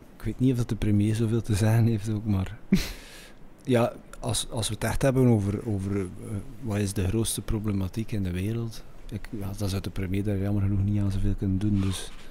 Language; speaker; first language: Dutch; native; Dutch